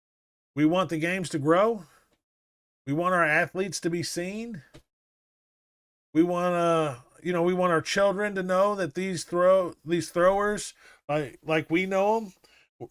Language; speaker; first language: English; native; English